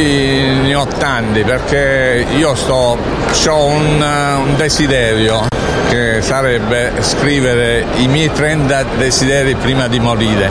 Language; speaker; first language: Italian; native; Italian